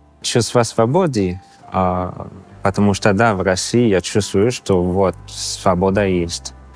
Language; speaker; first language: Russian; non-native, fluent; English